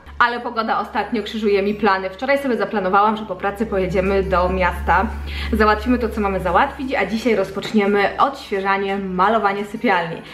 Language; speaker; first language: Polish; native; Polish